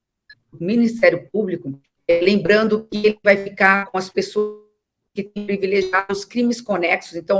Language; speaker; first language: Portuguese; native; Portuguese